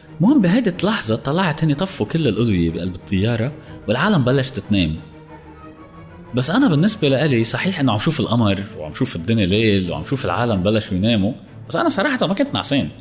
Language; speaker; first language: Arabic; native; Arabic